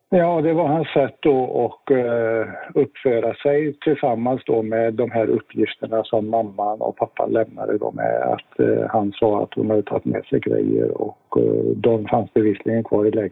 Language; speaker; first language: Swedish; native; Swedish